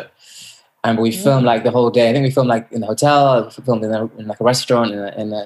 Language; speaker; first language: English; native; English